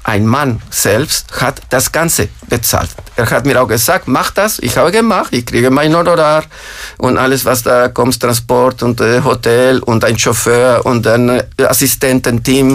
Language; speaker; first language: German; non-native, fluent; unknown